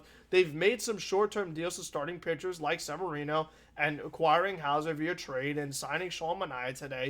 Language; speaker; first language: English; native; English